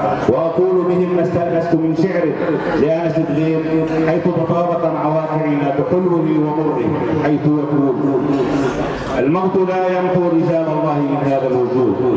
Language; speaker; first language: Arabic; native; Arabic